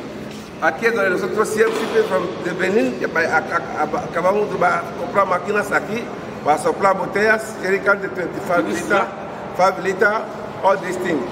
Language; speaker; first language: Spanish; non-native, learner; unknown